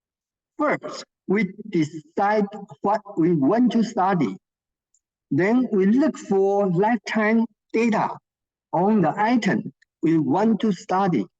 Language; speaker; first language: English; non-native, fluent; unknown